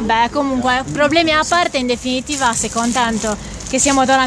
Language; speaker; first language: Italian; native; Italian